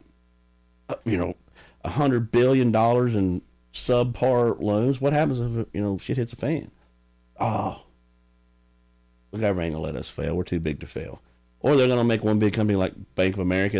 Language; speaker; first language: English; native; English